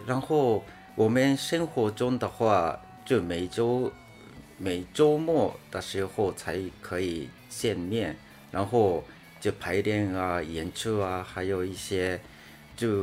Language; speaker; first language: Chinese; non-native, fluent; Japanese